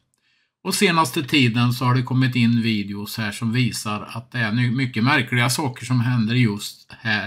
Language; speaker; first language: Swedish; native; Swedish